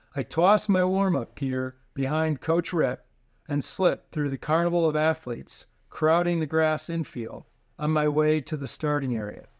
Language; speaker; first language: English; native; English